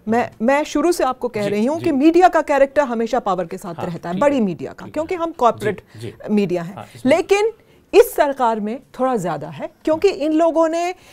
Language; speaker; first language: Hindi; native; Hindi